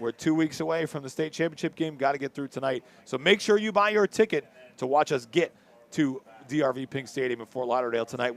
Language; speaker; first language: English; native; English